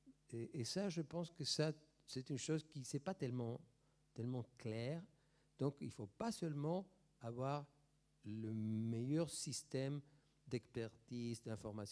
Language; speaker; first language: French; non-native, fluent; Spanish